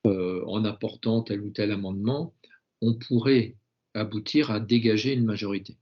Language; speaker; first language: French; native; French